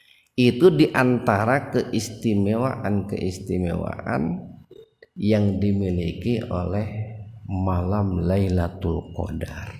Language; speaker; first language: Indonesian; native; Indonesian